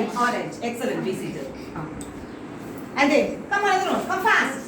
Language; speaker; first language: English; non-native, local second language; Tamil